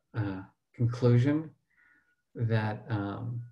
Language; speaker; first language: English; native; English